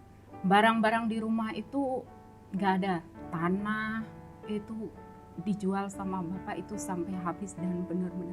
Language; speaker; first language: Indonesian; non-native, local second language; Javanese